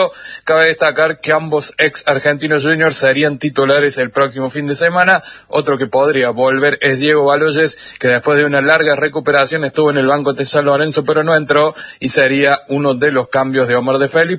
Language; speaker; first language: Spanish; native; Spanish